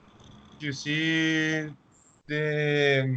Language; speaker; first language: English; non-native, learner; Spanish